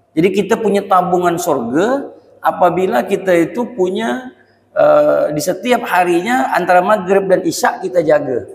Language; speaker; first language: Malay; native; Malay